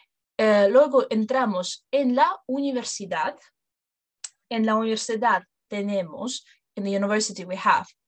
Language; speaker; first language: Spanish; non-native, fluent; English